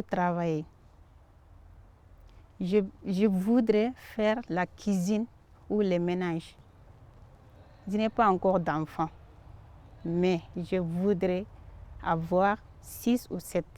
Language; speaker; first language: French; non-native, learner; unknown